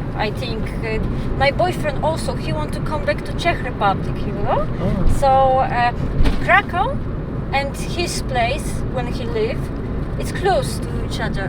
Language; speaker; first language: English; non-native, learner; Polish